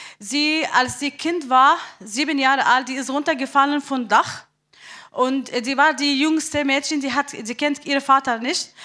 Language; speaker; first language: German; non-native, learner; Arabic